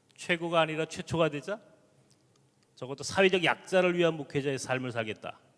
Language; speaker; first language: Korean; native; Korean